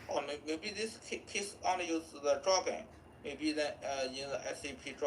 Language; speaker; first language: English; non-native, learner; Chinese